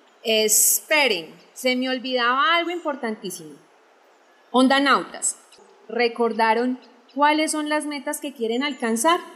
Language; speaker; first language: Spanish; native; Spanish